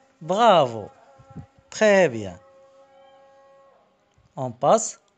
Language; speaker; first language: French; non-native, fluent; Arabic